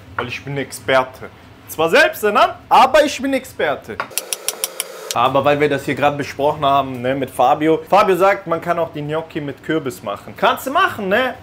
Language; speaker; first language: German; early bilingual, other home language; Italian